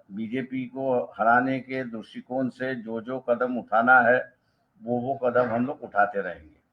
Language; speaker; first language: Hindi; non-native, local second language; Marathi